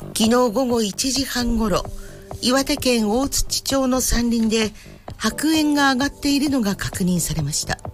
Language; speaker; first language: Japanese; native; Japanese